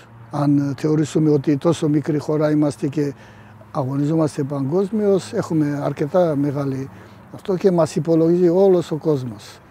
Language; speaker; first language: Greek; non-native, fluent; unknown